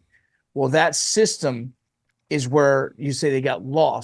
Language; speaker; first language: English; native; English